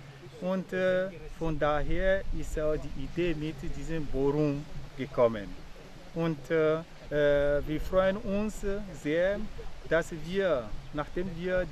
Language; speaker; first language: German; non-native, fluent; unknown